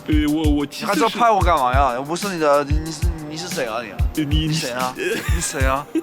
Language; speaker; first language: Chinese; non-native, fluent; French